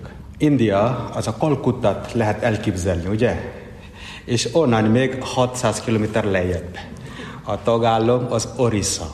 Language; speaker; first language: Hungarian; non-native, fluent; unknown